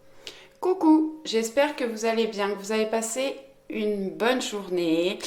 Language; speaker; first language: French; native; French